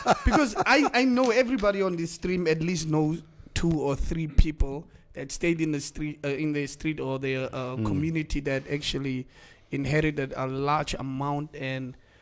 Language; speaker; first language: English; non-native, local second language; Afrikaans